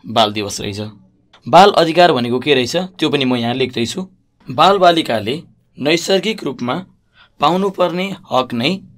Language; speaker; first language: Nepali; native; Nepali